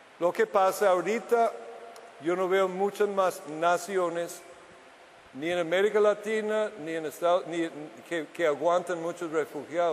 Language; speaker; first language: Spanish; non-native, fluent; English